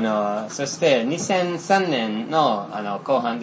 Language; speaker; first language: Japanese; non-native, fluent; Finnish